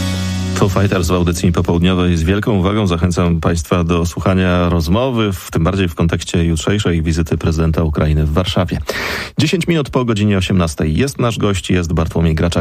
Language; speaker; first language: Polish; native; Polish